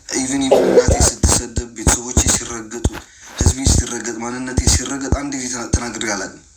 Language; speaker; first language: Amharic; non-native, local second language; Tigrinya